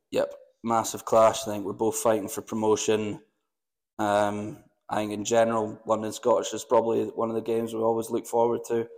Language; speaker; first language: English; native; English